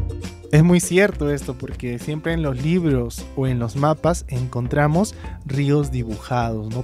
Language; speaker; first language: Spanish; native; Spanish